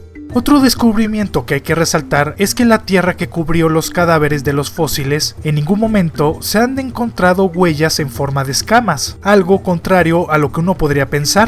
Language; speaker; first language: Spanish; native; Spanish